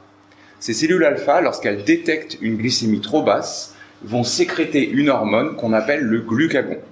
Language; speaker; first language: French; native; French